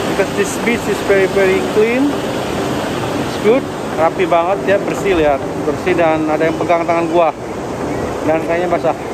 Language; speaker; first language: English; non-native, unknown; Indonesian